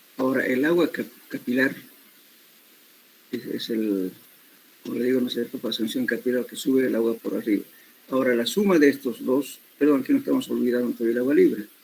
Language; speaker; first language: Spanish; native; Spanish